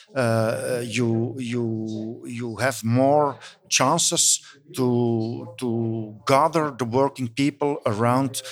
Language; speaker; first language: English; non-native, fluent; Dutch